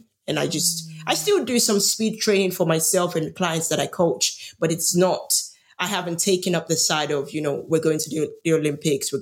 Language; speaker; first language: English; non-native, local second language; Yoruba